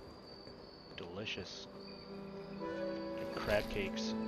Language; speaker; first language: English; native; English